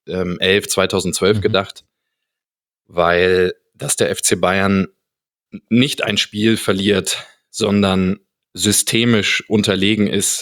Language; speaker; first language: German; native; German